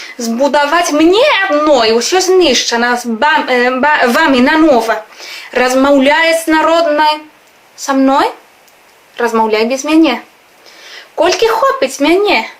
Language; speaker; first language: Belarusian; non-native, fluent; Spanish